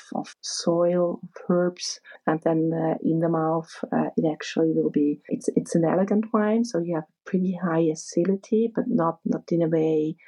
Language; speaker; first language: English; non-native, fluent; German